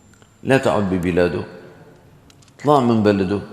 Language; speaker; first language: Arabic; native; Arabic